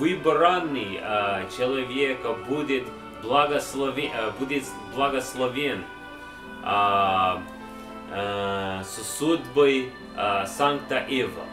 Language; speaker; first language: Russian; non-native, learner; English